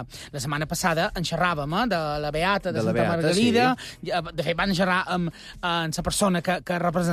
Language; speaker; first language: Catalan; native; Catalan